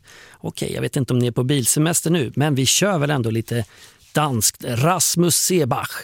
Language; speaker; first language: Swedish; native; Swedish